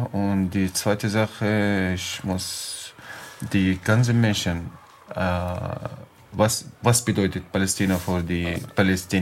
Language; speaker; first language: German; non-native, learner; Arabic